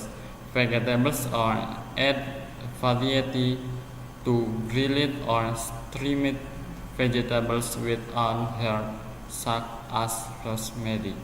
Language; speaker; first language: English; non-native, learner; Indonesian